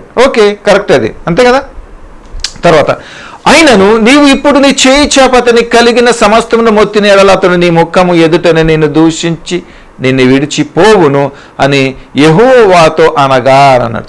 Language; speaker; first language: Telugu; native; Telugu